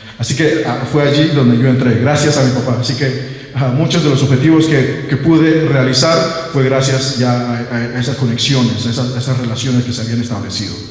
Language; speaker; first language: Spanish; non-native, local second language; English